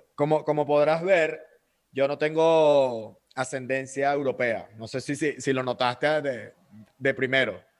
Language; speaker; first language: Spanish; native; Spanish